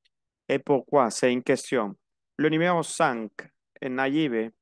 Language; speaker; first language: French; non-native, fluent; Spanish